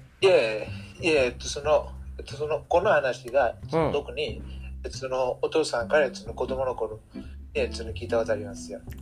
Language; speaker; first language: Japanese; non-native, learner; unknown